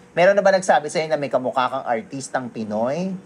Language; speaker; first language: Filipino; native; Filipino